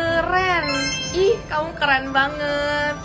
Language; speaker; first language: Indonesian; non-native, fluent; English